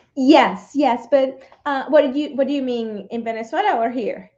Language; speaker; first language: English; non-native, fluent; Spanish